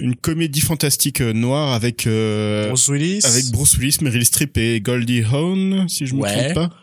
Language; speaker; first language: French; native; French